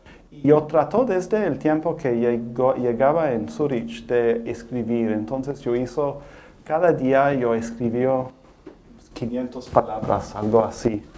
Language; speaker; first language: Spanish; non-native, fluent; English